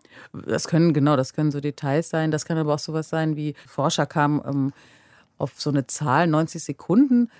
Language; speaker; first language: German; native; German